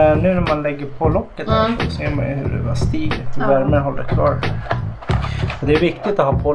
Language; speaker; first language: Swedish; native; Swedish